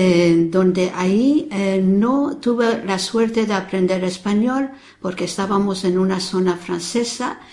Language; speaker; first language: Spanish; non-native, fluent; Persian